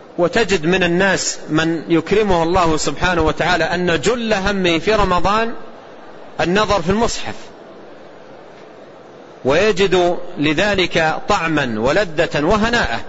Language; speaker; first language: Arabic; native; Arabic